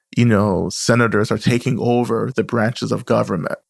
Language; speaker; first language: English; native; English